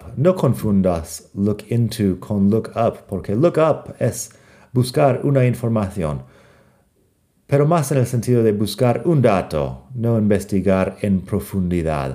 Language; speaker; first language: Spanish; non-native, fluent; English